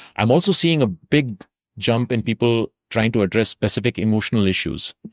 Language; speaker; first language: English; non-native, local second language; Tamil